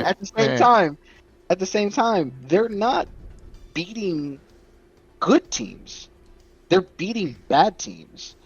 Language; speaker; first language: English; native; English